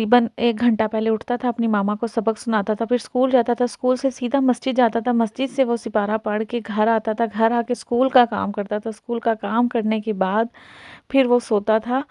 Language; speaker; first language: Hindi; native; Hindi